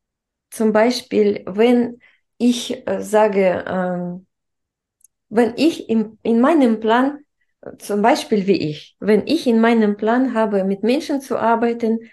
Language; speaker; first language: German; non-native, fluent; Russian